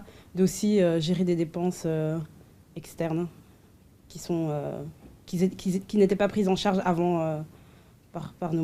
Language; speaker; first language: French; native; French